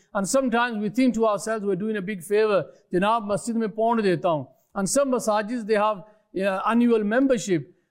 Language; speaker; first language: English; early bilingual, other home language; Urdu